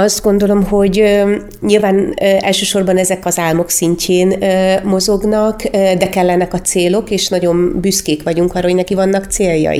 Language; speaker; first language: Hungarian; native; Hungarian